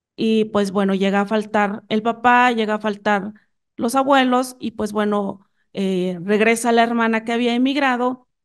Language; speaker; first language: Spanish; non-native, local second language; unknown